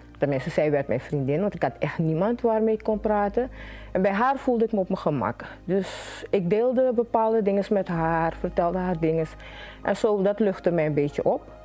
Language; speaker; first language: Dutch; native; Dutch